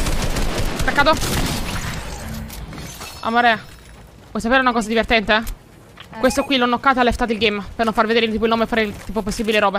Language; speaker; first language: Italian; native; Italian